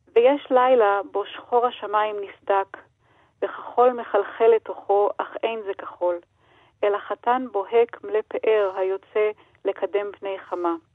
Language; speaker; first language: Hebrew; native; Hebrew